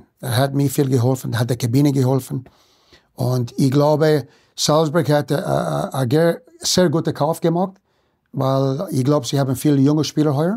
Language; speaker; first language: German; non-native, fluent; English